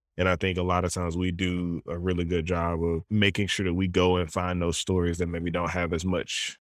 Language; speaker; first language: English; native; English